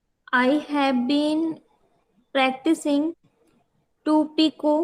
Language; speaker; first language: English; non-native, learner; Hindi